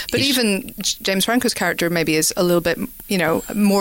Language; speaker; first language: English; native; English